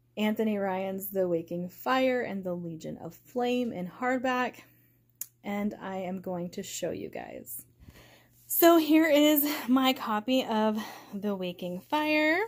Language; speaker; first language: English; native; English